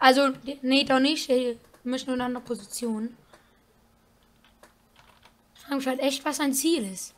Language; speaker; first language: German; native; German